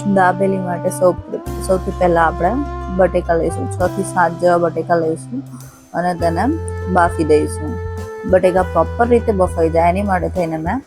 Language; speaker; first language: Gujarati; native; Gujarati